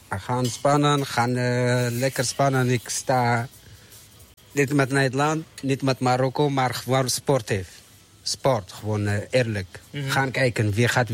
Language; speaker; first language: Dutch; non-native, learner; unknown